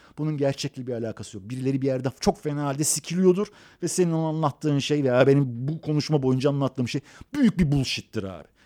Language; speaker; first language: Turkish; early bilingual, other home language; Persian